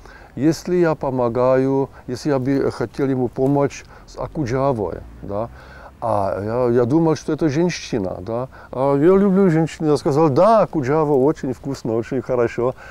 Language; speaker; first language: Russian; non-native, fluent; Czech